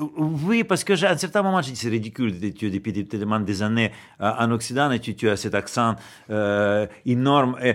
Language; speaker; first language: French; non-native, fluent; Russian